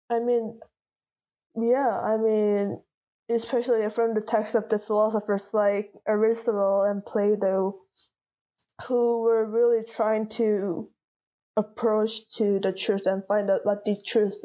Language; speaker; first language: English; non-native, fluent; Korean